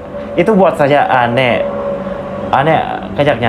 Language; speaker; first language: Indonesian; non-native, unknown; Lao